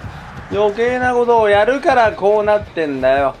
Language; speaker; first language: Japanese; native; Japanese